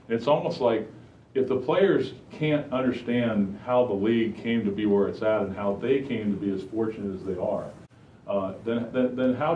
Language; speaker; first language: English; native; English